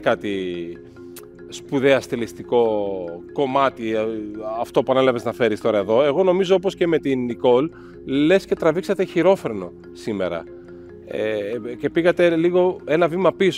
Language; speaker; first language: Greek; native; Greek